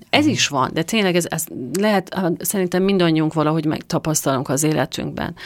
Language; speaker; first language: Hungarian; non-native, fluent; Persian